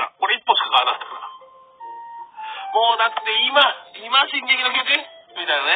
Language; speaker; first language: Japanese; native; Japanese